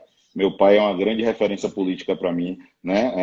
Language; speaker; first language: Portuguese; native; Portuguese